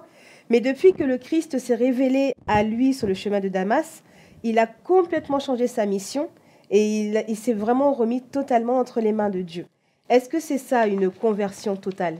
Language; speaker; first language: French; native; French